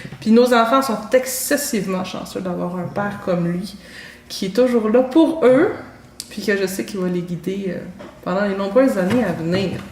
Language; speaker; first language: French; native; French